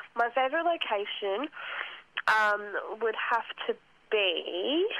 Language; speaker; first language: English; non-native, local second language; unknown